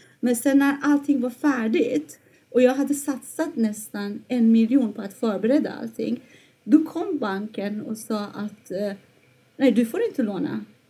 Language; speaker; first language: Swedish; non-native, fluent; Persian